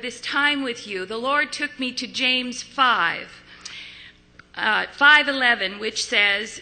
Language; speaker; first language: English; native; English